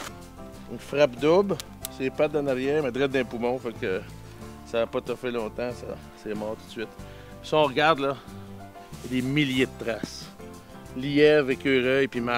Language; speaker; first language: French; native; French